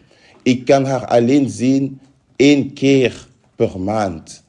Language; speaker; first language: Dutch; non-native, fluent; French